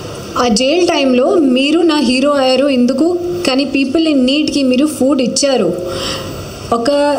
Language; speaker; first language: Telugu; non-native, learner; Hindi